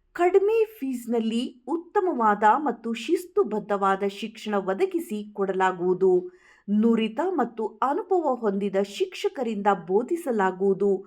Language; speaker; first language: Kannada; native; Kannada